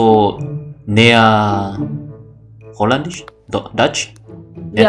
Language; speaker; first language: German; non-native, learner; Indonesian